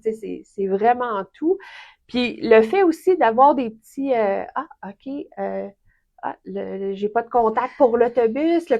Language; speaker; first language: French; native; French